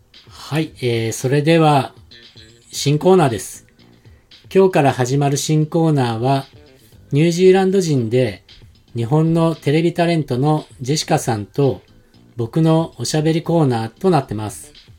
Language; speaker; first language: Japanese; native; Japanese